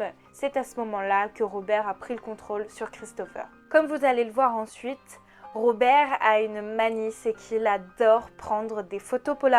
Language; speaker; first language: French; native; French